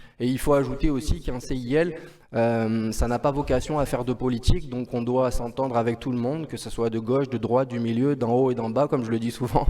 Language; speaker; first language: French; native; French